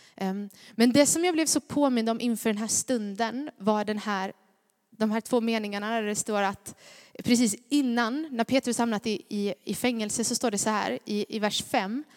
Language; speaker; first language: Swedish; native; Swedish